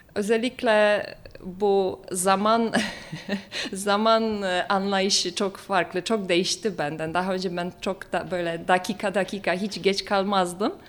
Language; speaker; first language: Turkish; non-native, fluent; Polish